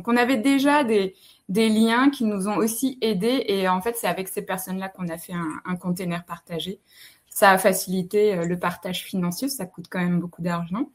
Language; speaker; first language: French; native; French